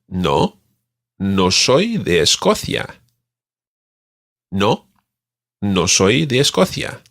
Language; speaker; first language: Spanish; non-native, fluent; English